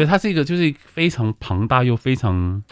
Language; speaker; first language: Chinese; native; Chinese